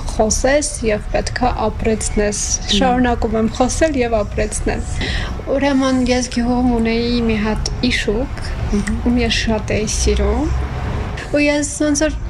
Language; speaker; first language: Armenian; native; Armenian